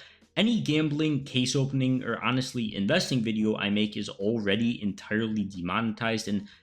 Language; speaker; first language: English; native; English